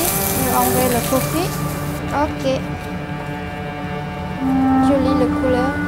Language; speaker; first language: French; non-native, learner; Vietnamese